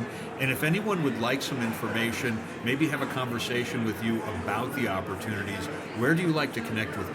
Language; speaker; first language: English; native; English